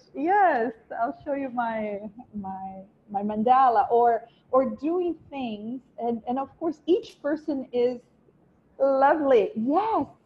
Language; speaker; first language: English; non-native, fluent; Portuguese